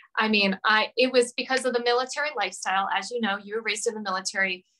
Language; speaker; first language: English; native; English